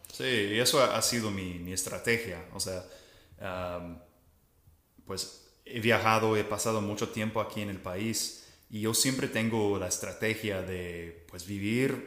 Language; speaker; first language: Spanish; non-native, fluent; English